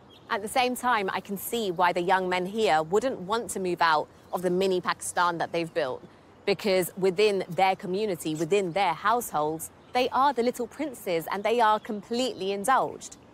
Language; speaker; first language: English; early bilingual, other home language; Hindi